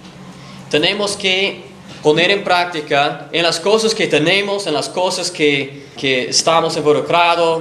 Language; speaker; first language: Spanish; non-native, fluent; English